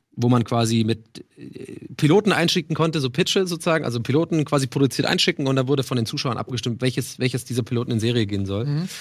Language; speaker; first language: German; non-native, fluent; English